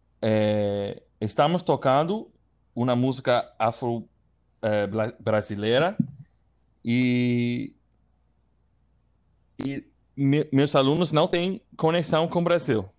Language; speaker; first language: Portuguese; non-native, learner; English